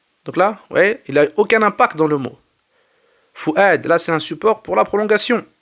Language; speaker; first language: French; native; French